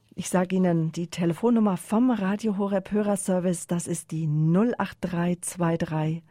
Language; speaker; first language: German; native; German